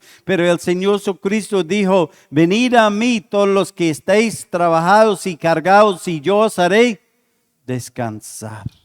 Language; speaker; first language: Spanish; non-native, fluent; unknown